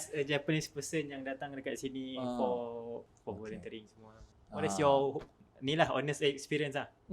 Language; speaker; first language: Malay; native; Malay